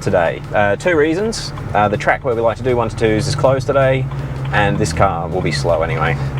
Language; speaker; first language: English; native; English